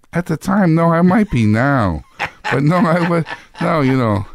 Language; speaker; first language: English; native; English